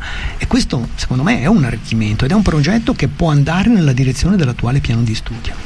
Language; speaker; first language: Italian; native; Italian